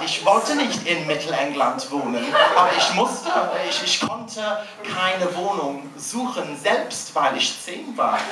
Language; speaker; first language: German; non-native, learner; English